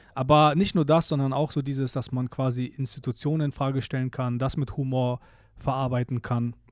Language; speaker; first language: German; early bilingual, other home language; Polish